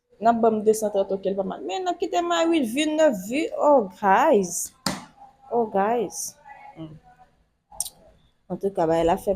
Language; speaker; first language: French; non-native, local second language; Haitian Creole